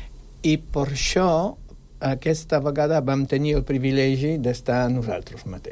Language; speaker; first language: Catalan; non-native, fluent; Polish